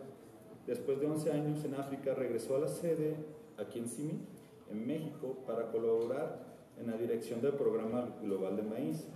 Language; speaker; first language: Spanish; native; Spanish